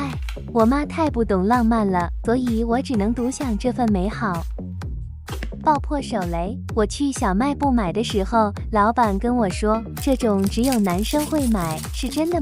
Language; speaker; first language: Chinese; native; Chinese